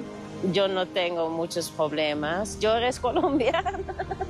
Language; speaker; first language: Spanish; non-native, learner; Dutch